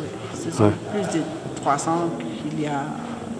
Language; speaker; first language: French; non-native, fluent; Spanish